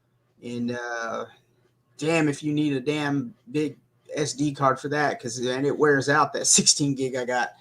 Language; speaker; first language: English; native; English